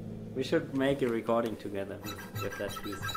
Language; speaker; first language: English; non-native, fluent; German